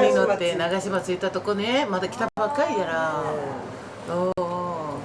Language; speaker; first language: Japanese; native; Japanese